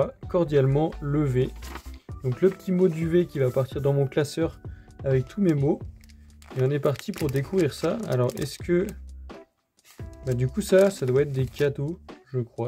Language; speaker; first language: French; native; French